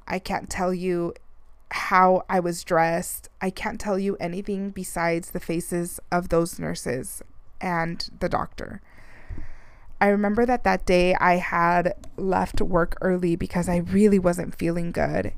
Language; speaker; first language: English; early bilingual, other home language; Spanish